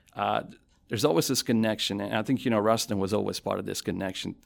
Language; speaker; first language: English; non-native, fluent; Italian